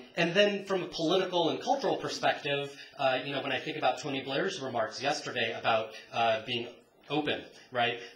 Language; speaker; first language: English; native; English